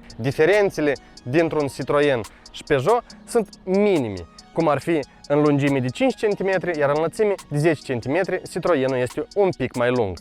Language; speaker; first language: Romanian; native; Romanian